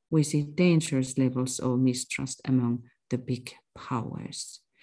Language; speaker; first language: English; non-native, fluent; Finnish